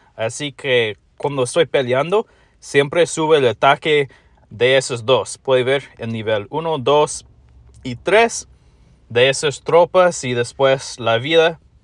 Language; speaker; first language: Spanish; non-native, learner; English